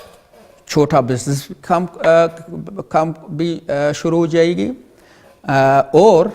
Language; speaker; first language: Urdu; non-native, learner; Pashto